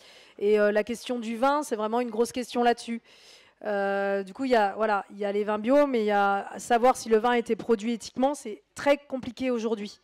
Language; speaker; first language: French; native; French